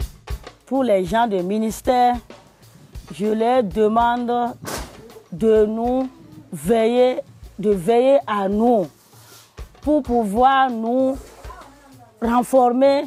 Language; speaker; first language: French; non-native, local second language; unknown